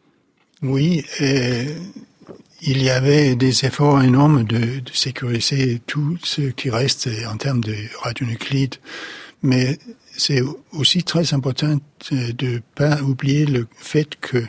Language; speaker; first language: French; non-native, fluent; Danish